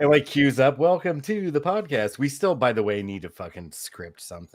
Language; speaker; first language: English; native; English